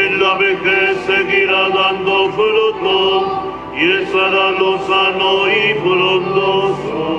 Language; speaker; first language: Spanish; native; Spanish